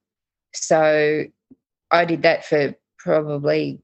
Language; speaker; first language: English; native; English